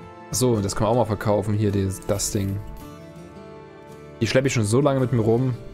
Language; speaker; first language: German; native; German